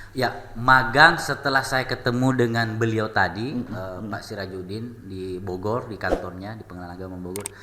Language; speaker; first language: Indonesian; non-native, local second language; Buginese